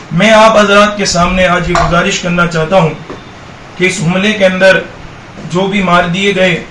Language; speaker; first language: Urdu; non-native, local second language; Gujarati